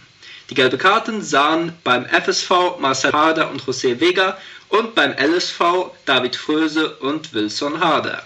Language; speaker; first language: German; non-native, local second language; Plautdietsch